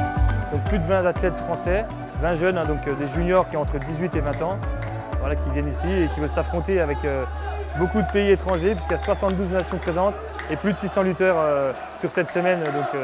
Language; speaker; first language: French; native; French